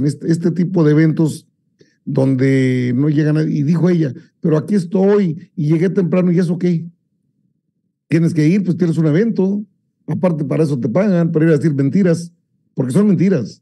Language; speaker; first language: Spanish; native; Spanish